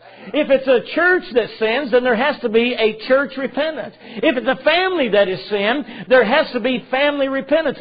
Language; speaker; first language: English; native; English